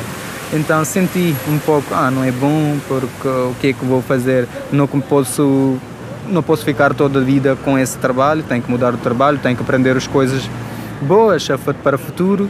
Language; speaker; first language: Portuguese; non-native, fluent; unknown